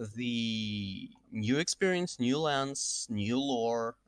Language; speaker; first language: English; non-native, fluent; Russian